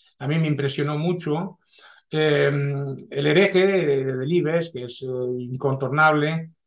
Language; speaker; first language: Spanish; early bilingual, heritage; Spanish